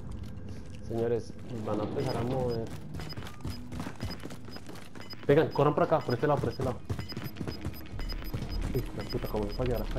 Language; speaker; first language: Spanish; native; Spanish